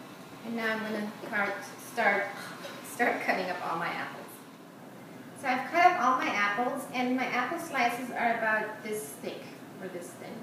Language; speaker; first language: English; non-native, fluent; German